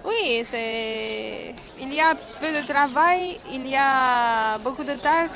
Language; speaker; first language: French; non-native, fluent; Romanian